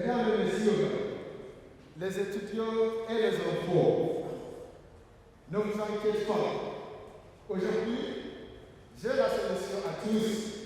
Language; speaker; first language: French; non-native, fluent; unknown